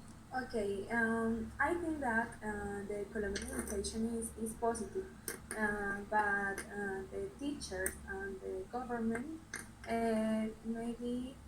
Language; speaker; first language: English; non-native, learner; Spanish